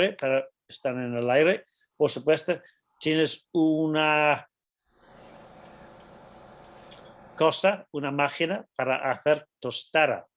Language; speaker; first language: Spanish; non-native, fluent; English